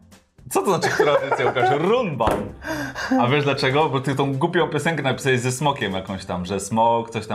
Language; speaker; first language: Polish; native; Polish